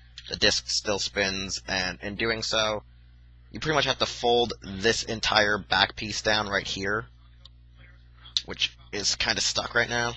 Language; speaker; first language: English; native; English